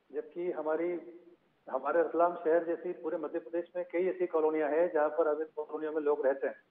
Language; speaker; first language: Hindi; native; Hindi